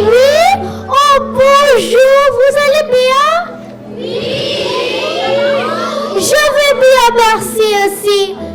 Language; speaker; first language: French; non-native, learner; Bangla